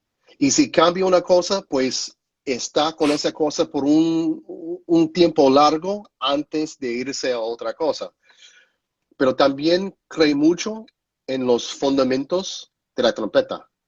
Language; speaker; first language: Spanish; non-native, fluent; English